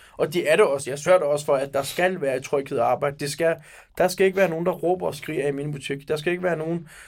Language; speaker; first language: Danish; early bilingual, other home language; Turkish